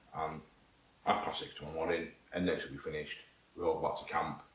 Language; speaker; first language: English; native; English